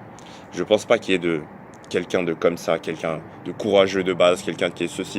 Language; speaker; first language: French; native; French